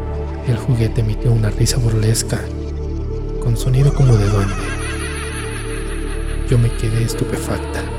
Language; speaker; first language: Spanish; native; Spanish